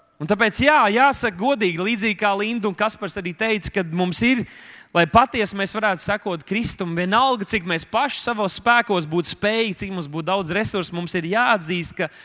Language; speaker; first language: Latvian; native; Latvian